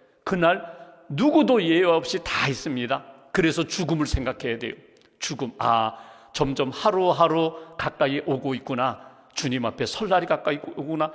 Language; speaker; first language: Korean; native; Korean